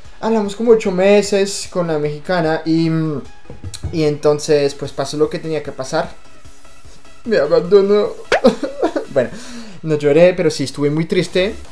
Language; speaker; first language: Spanish; non-native, fluent; French